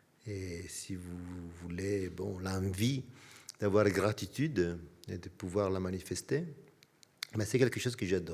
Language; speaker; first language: French; non-native, fluent; Italian